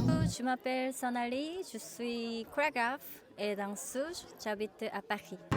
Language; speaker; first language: French; non-native, learner; Korean